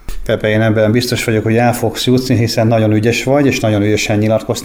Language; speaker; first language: Hungarian; native; Hungarian